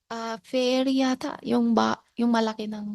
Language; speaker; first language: Filipino; non-native, learner; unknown